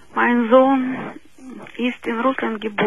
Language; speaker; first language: German; non-native, fluent; Russian